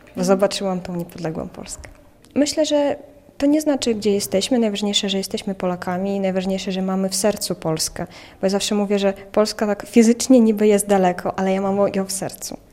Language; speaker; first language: Polish; non-native, fluent; Russian